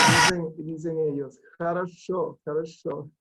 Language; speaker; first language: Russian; non-native, learner; Spanish